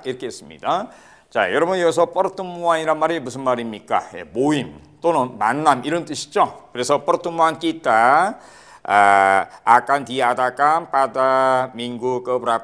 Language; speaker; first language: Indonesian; non-native, fluent; Korean